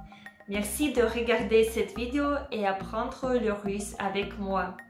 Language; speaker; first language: French; non-native, fluent; Russian